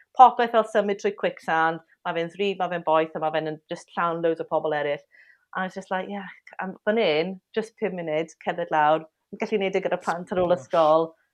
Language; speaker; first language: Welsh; native; Welsh